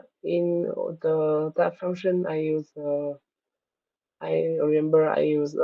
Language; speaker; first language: English; non-native, learner; Vietnamese